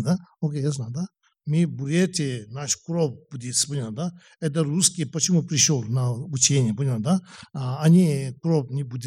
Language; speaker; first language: Russian; non-native, learner; Tibetan